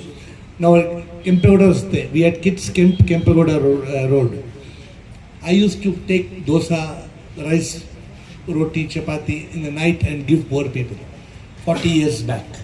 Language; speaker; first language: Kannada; non-native, local second language; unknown